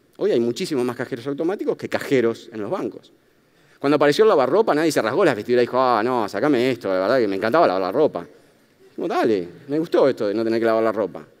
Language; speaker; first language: Spanish; native; Spanish